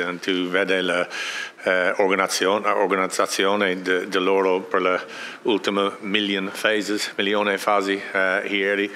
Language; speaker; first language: Italian; non-native, learner; English